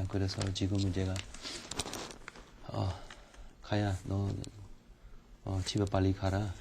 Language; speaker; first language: Korean; non-native, fluent; Burmese